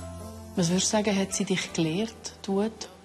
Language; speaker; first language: German; native; German